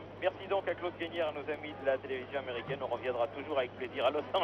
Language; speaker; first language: French; native; French